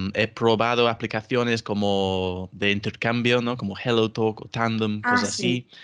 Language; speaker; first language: Spanish; non-native, fluent; English